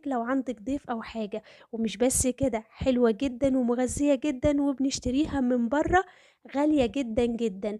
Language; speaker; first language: Arabic; native; Arabic